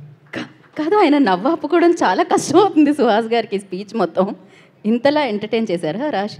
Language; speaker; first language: Telugu; native; Telugu